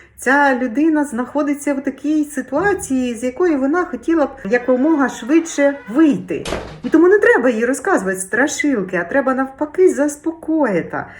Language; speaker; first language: Ukrainian; native; Ukrainian